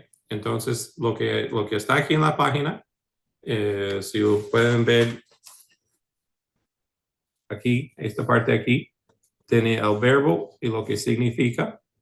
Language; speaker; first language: Spanish; non-native, fluent; English